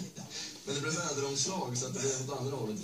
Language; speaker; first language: Swedish; native; Swedish